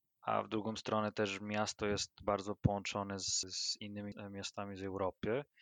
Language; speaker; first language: Polish; non-native, learner; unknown